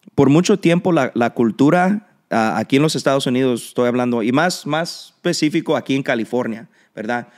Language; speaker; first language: Spanish; early bilingual, heritage; Spanish